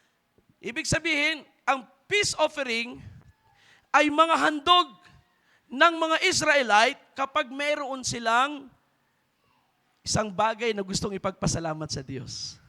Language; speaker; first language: Filipino; native; Filipino